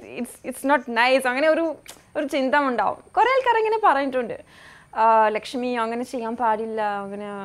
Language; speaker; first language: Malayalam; non-native, fluent; French